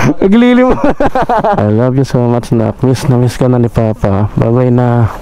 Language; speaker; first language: Filipino; non-native, local second language; Bikol